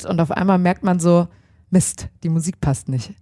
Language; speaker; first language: German; native; German